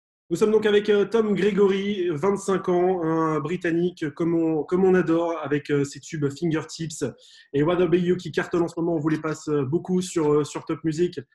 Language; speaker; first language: French; native; French